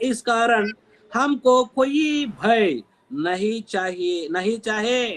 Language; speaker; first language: Hindi; non-native, local second language; Telugu